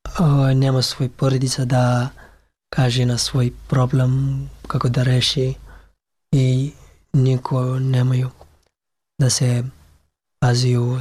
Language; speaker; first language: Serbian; non-native, learner; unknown